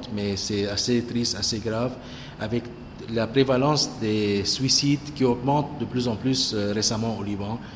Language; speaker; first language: French; non-native, local second language; Arabic